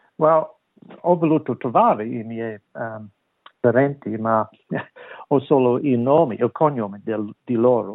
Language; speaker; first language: Italian; non-native, learner; English